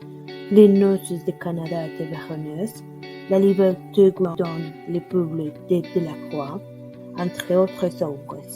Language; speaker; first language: French; non-native, learner; Spanish